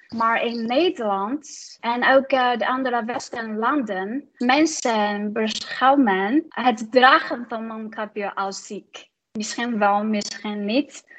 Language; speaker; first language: Dutch; non-native, learner; Chinese